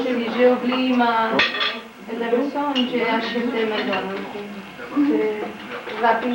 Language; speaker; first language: French; non-native, learner; English